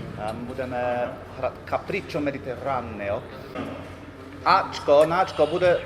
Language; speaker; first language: Czech; non-native, learner; English